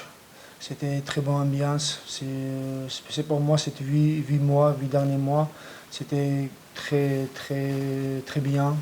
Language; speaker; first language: French; non-native, learner; Georgian